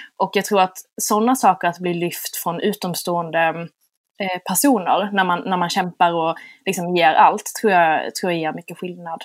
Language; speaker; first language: Swedish; native; Swedish